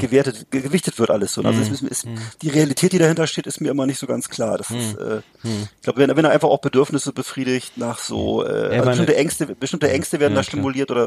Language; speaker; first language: German; native; German